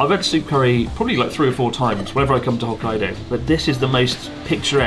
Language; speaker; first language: English; native; English